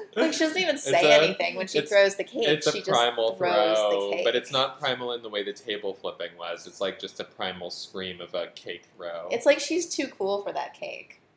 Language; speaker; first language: English; native; English